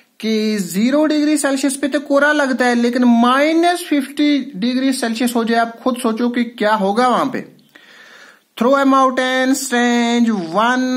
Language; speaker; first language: Urdu; non-native, local second language; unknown